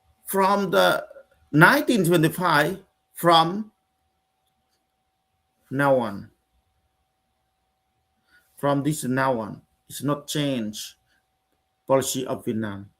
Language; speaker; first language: English; non-native, learner; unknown